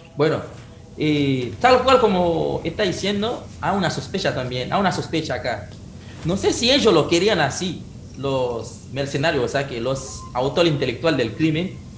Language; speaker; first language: Spanish; non-native, fluent; Haitian Creole